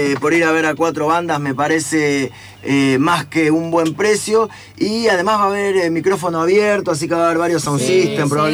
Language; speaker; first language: Spanish; native; Spanish